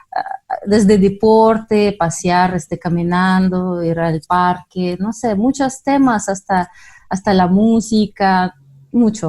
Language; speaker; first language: Spanish; non-native, fluent; Russian